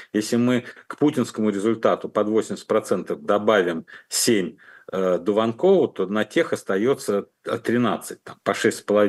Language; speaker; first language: Russian; native; Russian